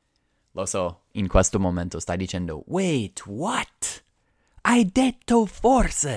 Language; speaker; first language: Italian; non-native, fluent; English